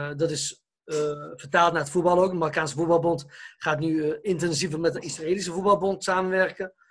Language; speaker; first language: Dutch; early bilingual, other home language; Arabic